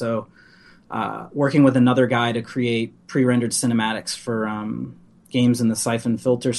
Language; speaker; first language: English; native; English